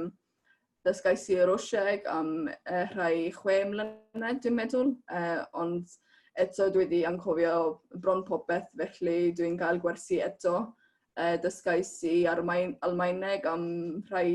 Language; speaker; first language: Welsh; non-native, fluent; Estonian